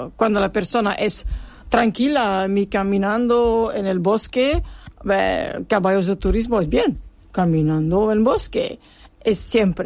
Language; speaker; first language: Spanish; non-native, learner; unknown